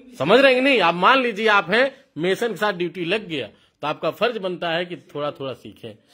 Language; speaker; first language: Hindi; native; Hindi